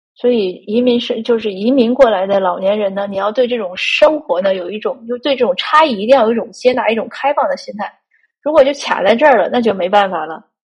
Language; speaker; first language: Chinese; native; Chinese